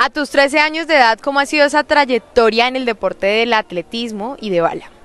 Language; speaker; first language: Spanish; native; Spanish